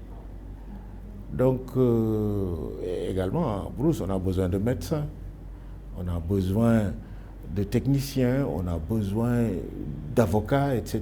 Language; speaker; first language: French; non-native, local second language; Wolof